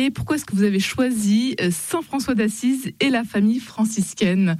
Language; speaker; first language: French; native; French